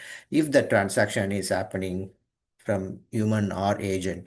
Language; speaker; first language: English; non-native, local second language; Tamil